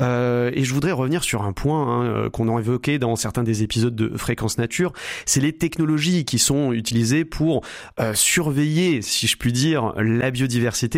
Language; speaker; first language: French; native; French